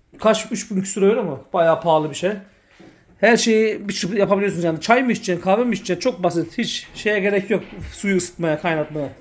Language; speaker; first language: Turkish; early bilingual, heritage; Turkish